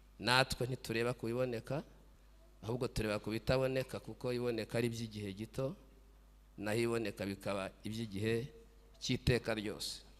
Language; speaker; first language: Kinyarwanda; native; Kinyarwanda